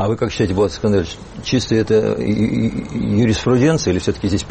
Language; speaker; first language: Russian; native; Russian